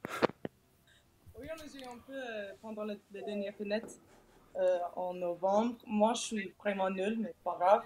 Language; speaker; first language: French; non-native, fluent; English